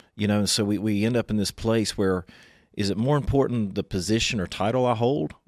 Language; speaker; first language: English; native; English